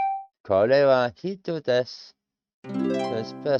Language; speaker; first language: Japanese; non-native, learner; English